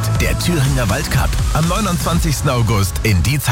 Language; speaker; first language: German; native; German